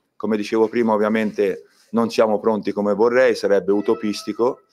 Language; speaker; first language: Italian; native; Italian